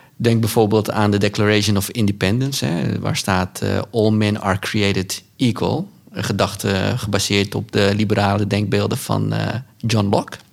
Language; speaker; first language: Dutch; early bilingual, other home language; Sranan Tongo